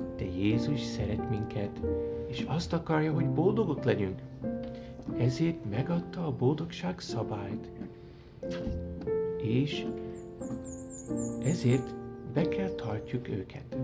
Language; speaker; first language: Hungarian; early bilingual, heritage; Hungarian